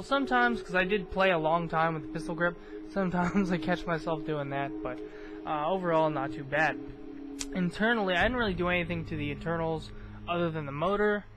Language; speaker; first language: English; native; English